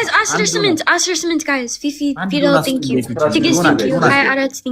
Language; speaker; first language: English; early bilingual, other home language; Amharic